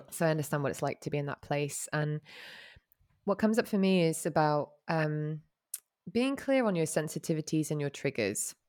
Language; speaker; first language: English; native; English